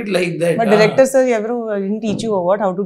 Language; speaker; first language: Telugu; non-native, learner; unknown